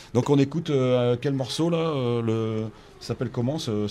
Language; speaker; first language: French; native; French